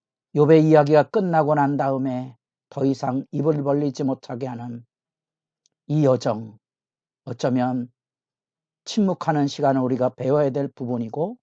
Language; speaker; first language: Korean; native; Korean